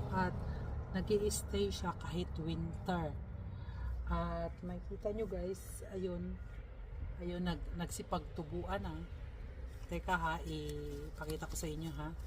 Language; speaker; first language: Filipino; native; Filipino